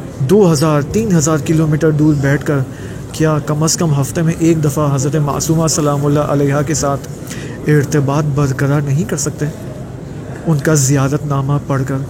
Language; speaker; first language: Urdu; native; Urdu